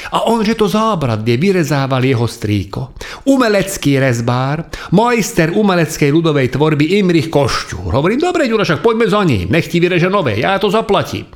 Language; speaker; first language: Slovak; non-native, local second language; Hungarian